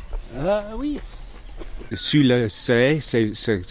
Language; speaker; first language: French; non-native, learner; English